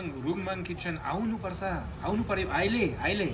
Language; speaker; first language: Nepali; non-native, fluent; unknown